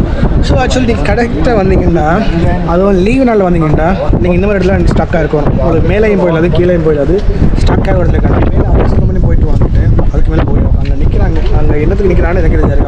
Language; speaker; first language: Tamil; native; Tamil